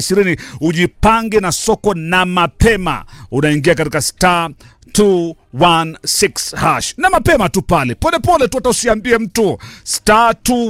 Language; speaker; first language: Swahili; native; Swahili